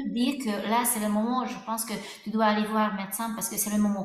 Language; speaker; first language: French; non-native, fluent; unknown